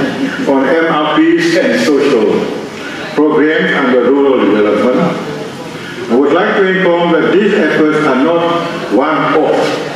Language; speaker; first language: English; non-native, local second language; Malay